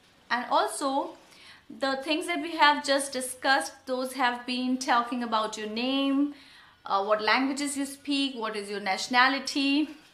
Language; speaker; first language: English; non-native, local second language; Hindi